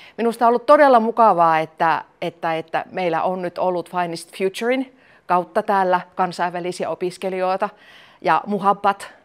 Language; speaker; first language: Finnish; native; Finnish